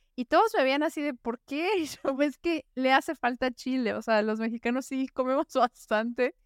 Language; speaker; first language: Spanish; native; Spanish